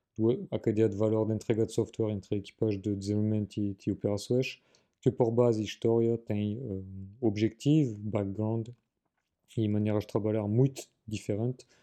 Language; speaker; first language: Portuguese; non-native, fluent; French